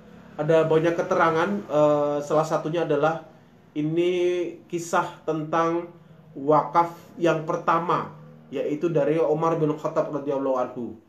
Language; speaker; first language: Indonesian; native; Indonesian